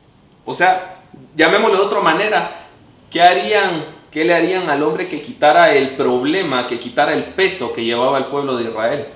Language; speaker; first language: Spanish; native; Spanish